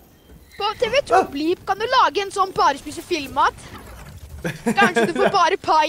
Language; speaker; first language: Norwegian; native; Norwegian